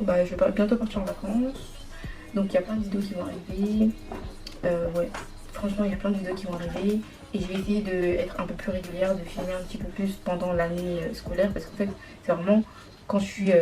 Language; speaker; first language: French; native; French